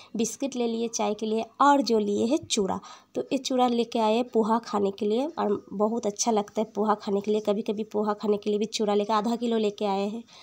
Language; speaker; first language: Hindi; non-native, local second language; Bangla